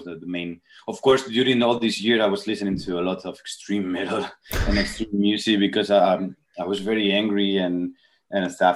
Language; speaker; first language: English; non-native, fluent; Spanish